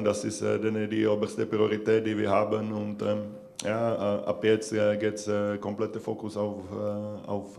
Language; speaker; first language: German; non-native, fluent; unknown